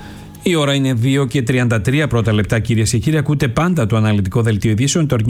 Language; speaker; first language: Greek; native; Greek